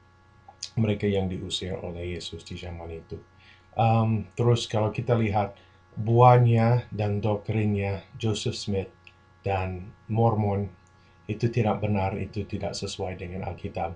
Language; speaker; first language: Indonesian; non-native, fluent; English